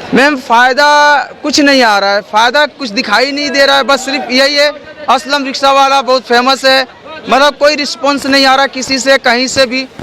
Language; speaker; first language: Hindi; native; Hindi